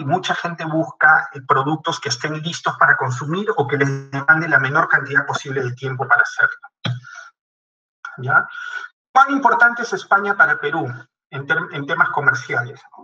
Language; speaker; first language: Spanish; native; Spanish